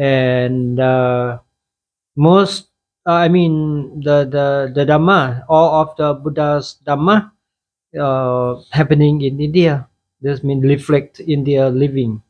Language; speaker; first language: English; non-native, fluent; Thai